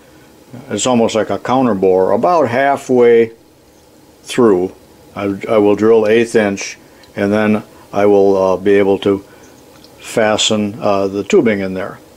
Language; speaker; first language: English; native; English